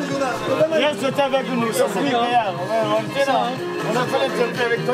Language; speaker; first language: French; native; French